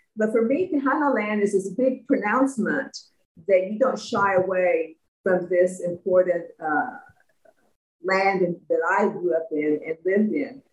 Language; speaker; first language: English; native; English